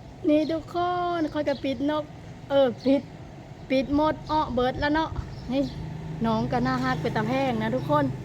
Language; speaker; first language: Thai; non-native, local second language; Lao